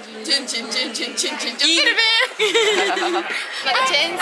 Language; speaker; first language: Japanese; native; Japanese